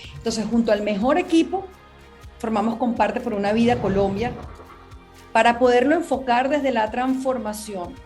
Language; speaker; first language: Spanish; native; Spanish